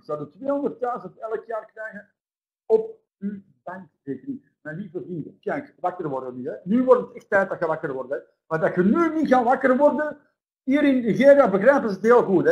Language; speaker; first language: Dutch; native; Dutch